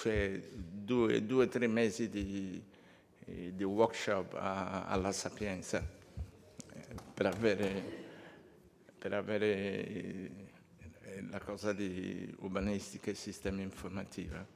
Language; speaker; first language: Italian; non-native, fluent; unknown